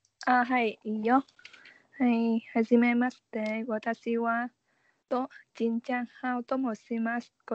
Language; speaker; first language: Japanese; non-native, learner; Vietnamese